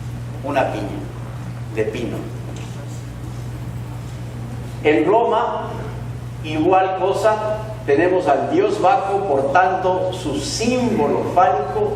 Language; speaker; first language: Spanish; native; Spanish